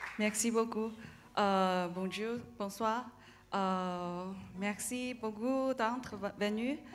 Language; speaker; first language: French; non-native, learner; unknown